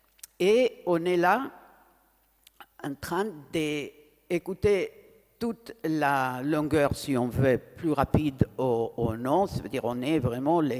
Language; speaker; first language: French; non-native, fluent; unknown